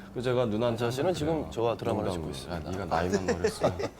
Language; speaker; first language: Korean; native; Korean